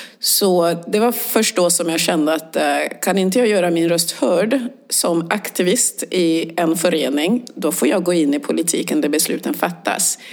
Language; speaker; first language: Swedish; early bilingual, other home language; Swahili